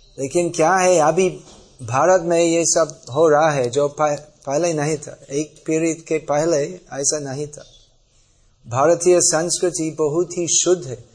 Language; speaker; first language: Hindi; non-native, fluent; English